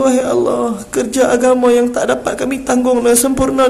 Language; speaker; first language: Malay; native; Malay